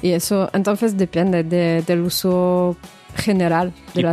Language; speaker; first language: Spanish; non-native, fluent; French